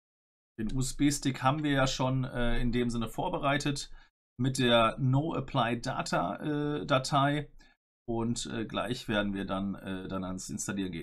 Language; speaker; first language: German; native; German